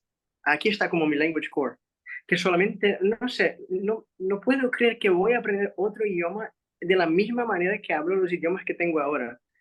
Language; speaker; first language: Spanish; non-native, fluent; Portuguese